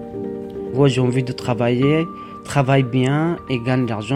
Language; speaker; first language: French; non-native, learner; Arabic